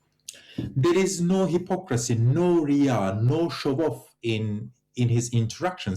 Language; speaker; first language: English; non-native, fluent; Turkish